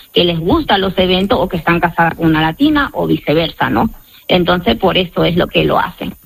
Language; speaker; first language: Spanish; native; Spanish